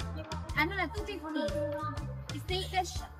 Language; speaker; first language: Filipino; native; Filipino